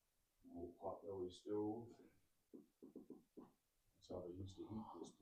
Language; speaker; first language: English; native; English